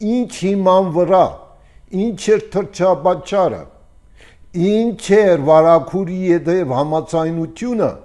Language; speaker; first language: Armenian; early bilingual, heritage; Armenian